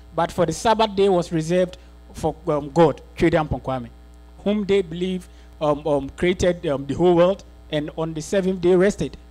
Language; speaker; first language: English; non-native, local second language; Akan